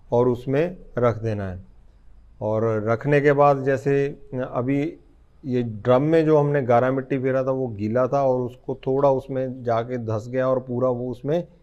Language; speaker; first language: Hindi; non-native, local second language; Punjabi